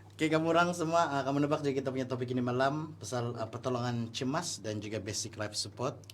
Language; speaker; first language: Malay; native; Malay